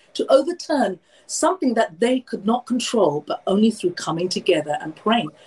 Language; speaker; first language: English; native; English